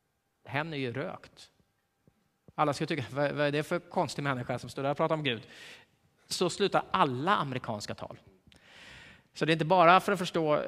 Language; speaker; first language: Swedish; native; Swedish